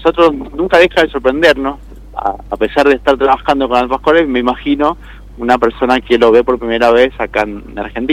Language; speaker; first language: Spanish; native; Spanish